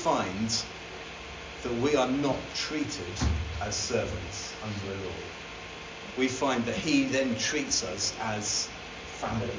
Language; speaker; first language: English; native; English